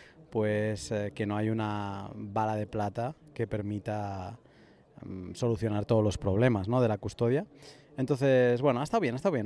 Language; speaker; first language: Spanish; native; Spanish